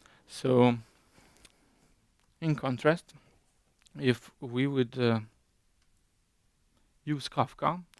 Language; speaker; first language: English; non-native, fluent; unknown